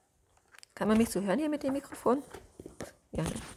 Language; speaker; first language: German; native; German